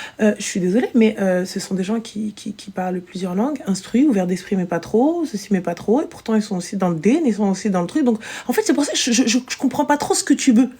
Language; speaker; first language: French; native; French